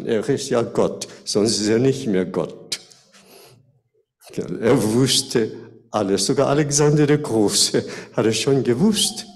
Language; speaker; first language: German; non-native, fluent; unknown